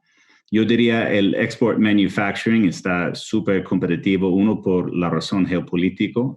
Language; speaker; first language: Spanish; non-native, fluent; English